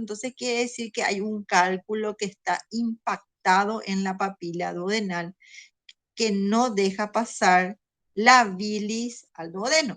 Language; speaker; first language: Spanish; native; Spanish